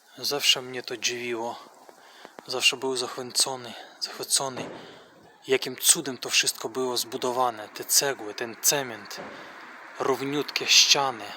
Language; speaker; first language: Polish; non-native, fluent; Russian